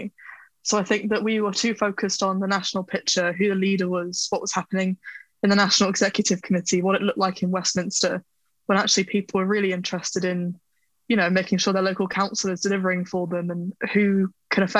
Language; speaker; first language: English; native; English